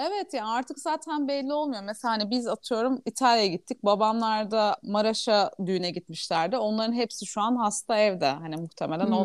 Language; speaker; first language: Turkish; native; Turkish